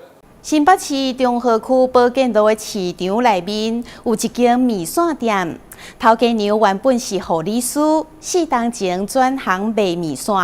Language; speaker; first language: Chinese; native; Chinese